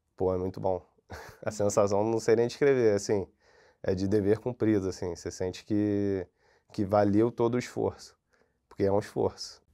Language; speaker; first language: Portuguese; native; Portuguese